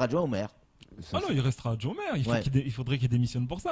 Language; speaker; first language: French; non-native, local second language; Comorian